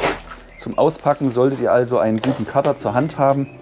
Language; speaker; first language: German; native; German